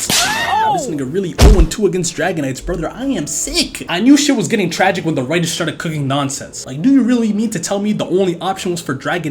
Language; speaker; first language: English; native; English